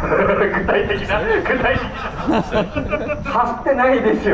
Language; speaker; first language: Japanese; native; Japanese